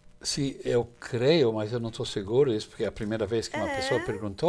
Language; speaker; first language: Portuguese; non-native, fluent; English